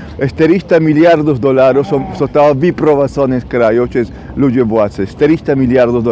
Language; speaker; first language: Polish; non-native, fluent; Spanish